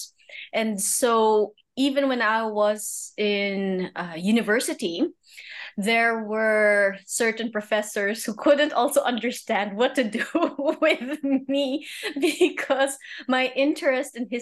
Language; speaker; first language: English; native; English